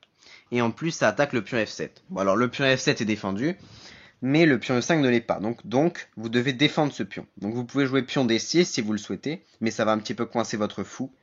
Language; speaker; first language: French; native; French